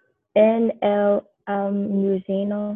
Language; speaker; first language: Spanish; non-native, learner; English